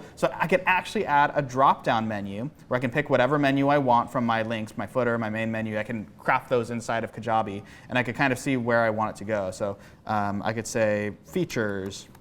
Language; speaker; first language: English; native; English